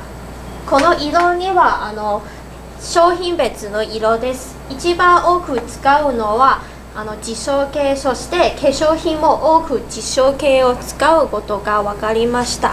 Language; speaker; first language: Japanese; non-native, learner; Cantonese